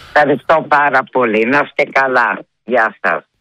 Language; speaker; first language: Greek; early bilingual, heritage; Greek